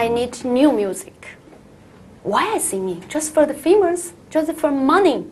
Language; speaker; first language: English; non-native, learner; Chinese